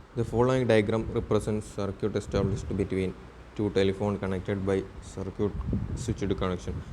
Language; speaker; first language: English; non-native, local second language; Malayalam